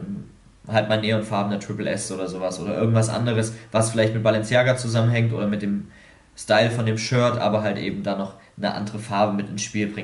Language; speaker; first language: German; native; German